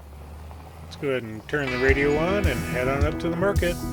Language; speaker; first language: English; native; English